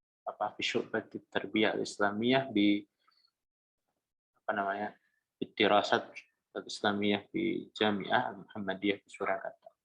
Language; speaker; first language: Arabic; non-native, fluent; Indonesian